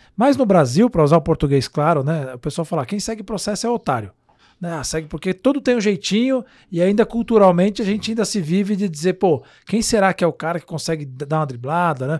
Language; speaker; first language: Portuguese; native; Portuguese